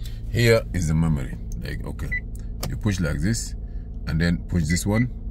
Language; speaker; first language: English; non-native, fluent; Arabic